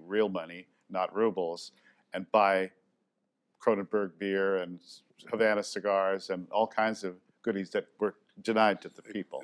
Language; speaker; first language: English; native; English